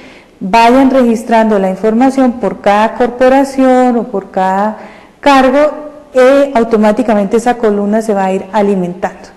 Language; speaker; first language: Spanish; native; Spanish